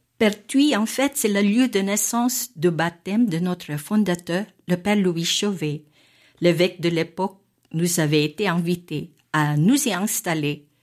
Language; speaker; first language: French; non-native, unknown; Filipino